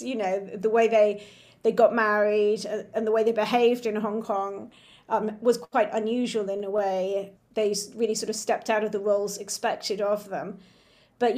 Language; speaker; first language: English; native; English